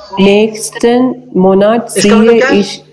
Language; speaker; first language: German; non-native, learner; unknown